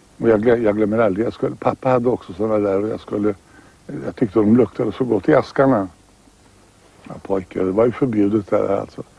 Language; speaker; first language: Swedish; native; Swedish